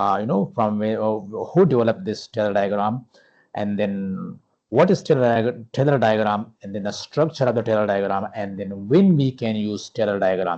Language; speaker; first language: English; non-native, fluent; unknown